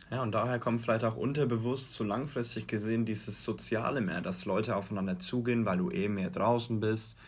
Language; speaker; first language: German; native; German